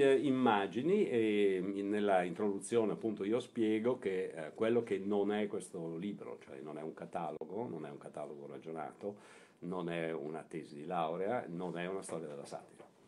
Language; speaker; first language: Italian; native; Italian